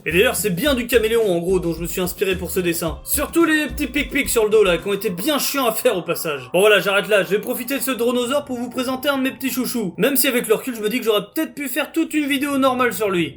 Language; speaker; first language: French; native; French